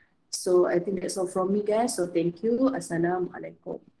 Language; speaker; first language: English; non-native, local second language; Malay